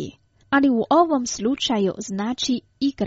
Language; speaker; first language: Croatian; non-native, fluent; Chinese